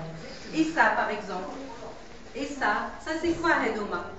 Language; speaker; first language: French; non-native, local second language; Arabic